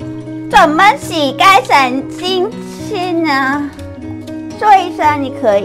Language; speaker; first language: Chinese; non-native, learner; Thai